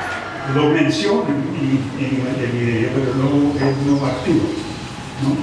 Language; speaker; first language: Spanish; non-native, fluent; English